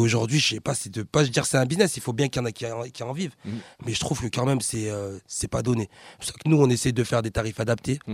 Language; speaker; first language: French; native; French